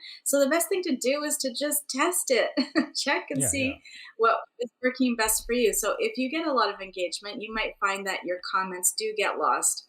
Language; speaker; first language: English; native; English